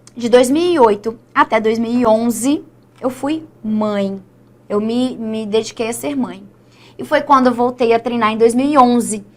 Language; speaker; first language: Portuguese; native; Portuguese